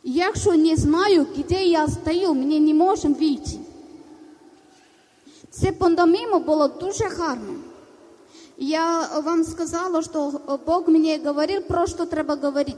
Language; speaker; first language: Ukrainian; non-native, learner; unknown